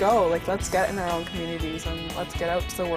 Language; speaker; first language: English; native; English